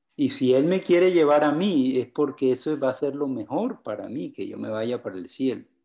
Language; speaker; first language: Spanish; native; Spanish